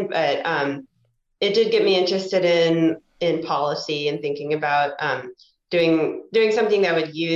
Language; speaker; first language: English; native; English